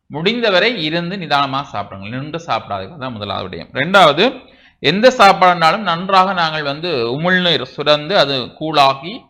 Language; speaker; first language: Tamil; native; Tamil